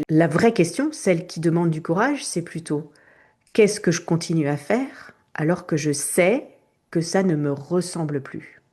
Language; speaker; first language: French; native; French